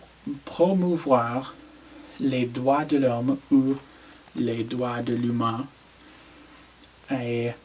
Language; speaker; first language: French; non-native, learner; English